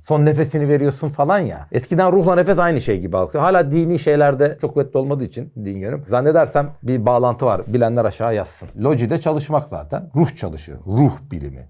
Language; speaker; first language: Turkish; native; Turkish